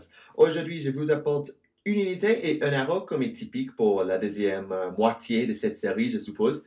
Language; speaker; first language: French; non-native, learner; English